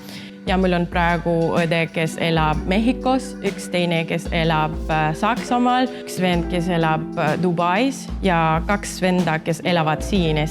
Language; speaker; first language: Estonian; non-native, fluent; Spanish